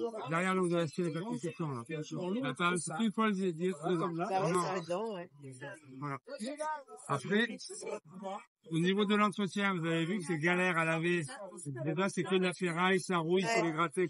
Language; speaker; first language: French; native; French